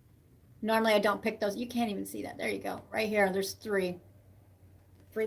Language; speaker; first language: English; native; English